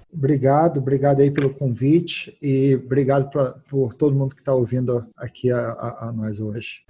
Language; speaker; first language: Portuguese; early bilingual, heritage; Portuguese